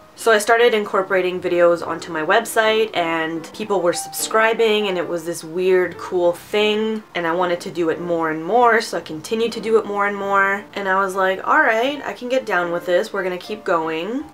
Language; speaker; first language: English; early bilingual, other home language; Romanian